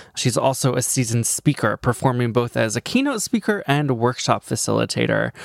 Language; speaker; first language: English; native; English